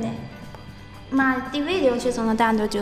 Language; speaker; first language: Italian; non-native, learner; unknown